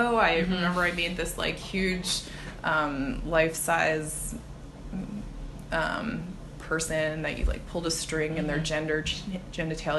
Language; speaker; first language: English; native; English